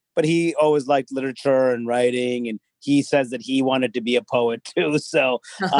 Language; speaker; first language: English; native; English